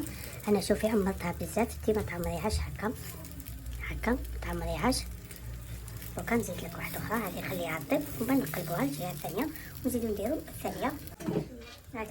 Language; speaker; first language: Arabic; native; Arabic